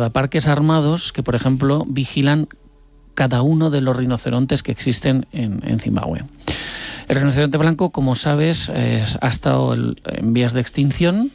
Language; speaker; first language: Spanish; native; Spanish